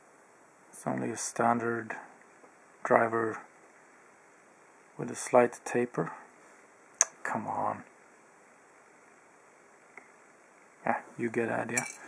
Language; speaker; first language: English; native; English